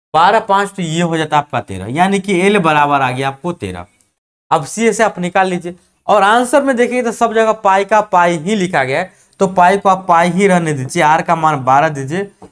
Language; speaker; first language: Hindi; native; Hindi